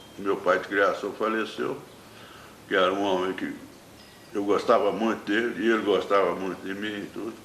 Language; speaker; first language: Portuguese; native; Portuguese